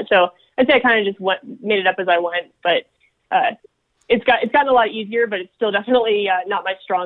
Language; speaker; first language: English; native; English